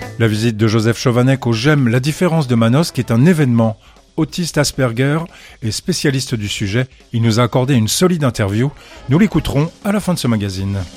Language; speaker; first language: French; native; French